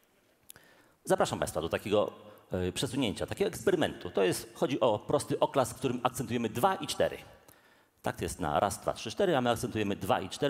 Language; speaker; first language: Polish; native; Polish